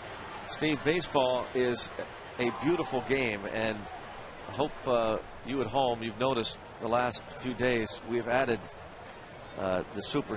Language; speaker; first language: English; native; English